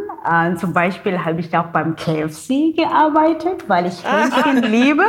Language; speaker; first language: German; non-native, learner; Xhosa